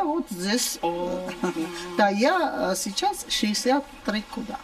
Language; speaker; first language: Russian; non-native, local second language; Georgian